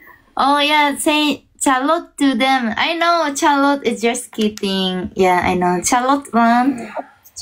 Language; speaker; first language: English; non-native, fluent; Japanese